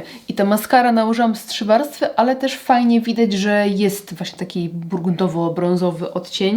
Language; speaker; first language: Polish; native; Polish